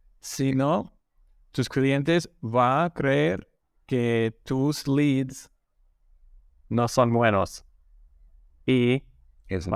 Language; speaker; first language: Spanish; non-native, learner; English